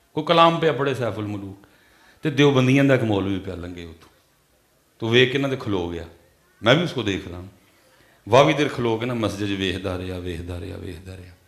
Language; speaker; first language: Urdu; non-native, local second language; Punjabi